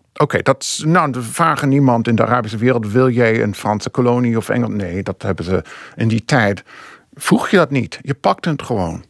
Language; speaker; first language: Dutch; non-native, fluent; English